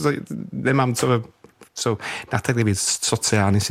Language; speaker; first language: Czech; non-native, fluent; English